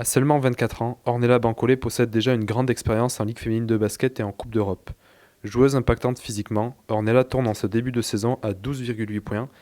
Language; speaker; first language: French; native; French